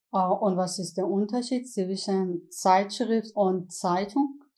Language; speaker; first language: German; non-native, learner; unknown